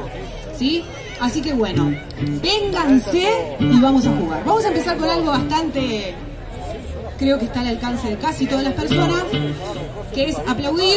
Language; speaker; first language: Spanish; native; Spanish